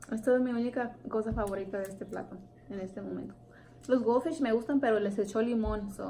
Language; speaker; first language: Spanish; early bilingual, heritage; Spanish